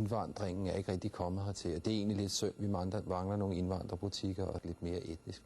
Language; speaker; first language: Danish; native; Danish